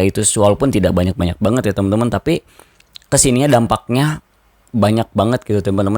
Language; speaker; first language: Indonesian; native; Indonesian